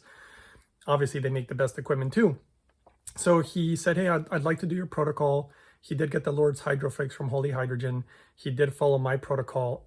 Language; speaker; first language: English; native; English